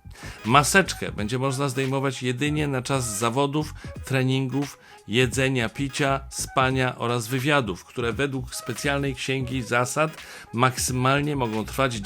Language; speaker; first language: Polish; native; Polish